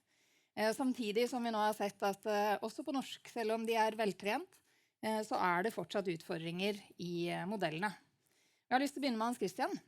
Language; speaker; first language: Norwegian; native; Norwegian